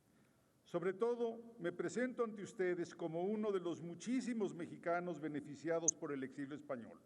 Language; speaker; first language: Spanish; native; Spanish